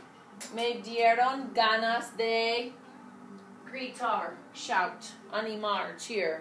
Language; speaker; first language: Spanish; non-native, learner; English